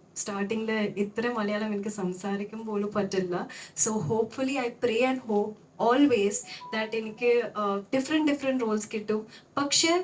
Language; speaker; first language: Malayalam; non-native, local second language; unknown